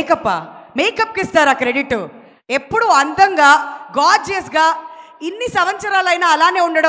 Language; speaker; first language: Telugu; native; Telugu